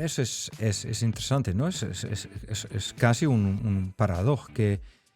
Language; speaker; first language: Spanish; non-native, fluent; Dutch